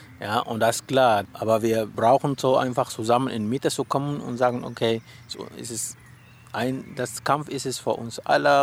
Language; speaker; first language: German; non-native, learner; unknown